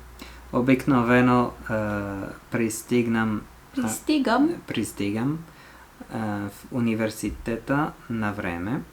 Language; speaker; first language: Bulgarian; non-native, learner; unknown